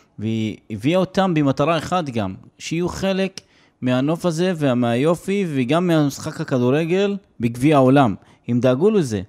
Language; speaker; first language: Hebrew; non-native, local second language; Arabic